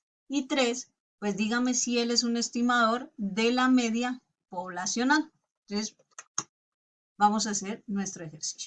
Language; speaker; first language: Spanish; native; Spanish